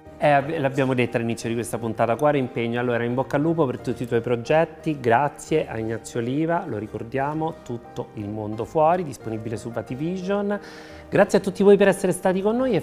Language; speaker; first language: Italian; native; Italian